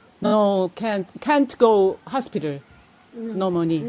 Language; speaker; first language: English; non-native, learner; Korean